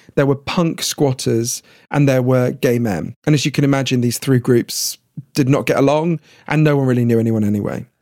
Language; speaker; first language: English; native; English